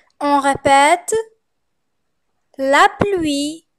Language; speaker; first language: French; non-native, fluent; Arabic